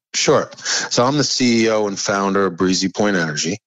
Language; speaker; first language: English; native; English